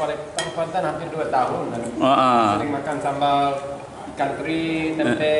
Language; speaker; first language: Indonesian; non-native, fluent; English